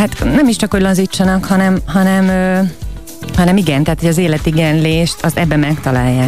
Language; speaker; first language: Hungarian; native; Hungarian